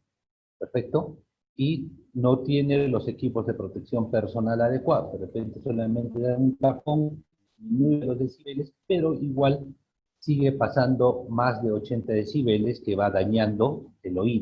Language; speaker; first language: Spanish; native; Spanish